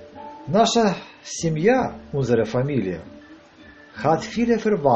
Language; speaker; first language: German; non-native, learner; Russian